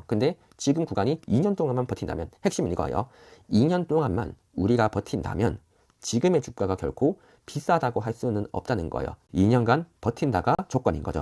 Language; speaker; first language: Korean; native; Korean